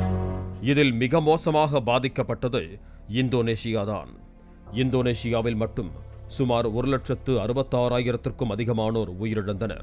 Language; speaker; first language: Tamil; native; Tamil